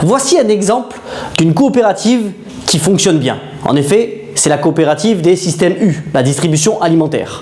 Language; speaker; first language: French; native; French